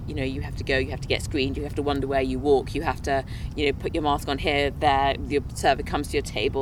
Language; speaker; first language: English; native; English